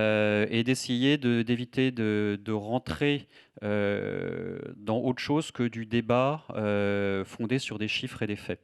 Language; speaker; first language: French; native; French